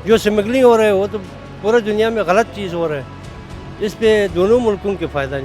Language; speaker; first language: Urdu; non-native, local second language; Pashto